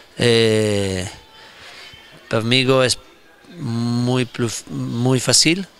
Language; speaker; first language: Spanish; non-native, learner; Italian